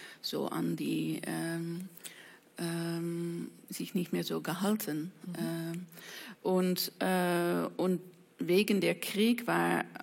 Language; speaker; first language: German; non-native, fluent; Dutch